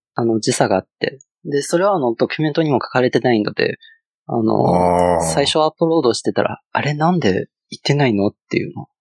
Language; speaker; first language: Japanese; non-native, fluent; Chinese